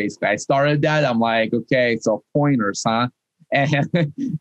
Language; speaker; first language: English; non-native, fluent; Russian